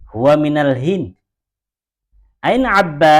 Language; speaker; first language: Arabic; non-native, fluent; Indonesian